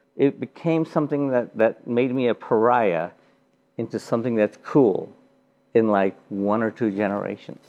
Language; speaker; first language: English; early bilingual, other home language; Japanese